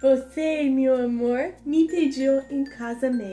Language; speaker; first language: Portuguese; non-native, fluent; English